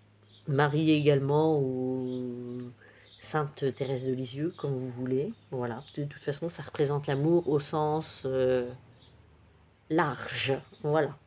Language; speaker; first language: French; native; French